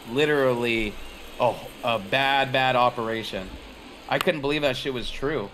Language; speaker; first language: English; native; English